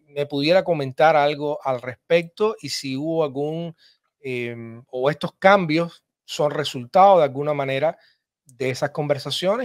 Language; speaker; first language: Spanish; native; Spanish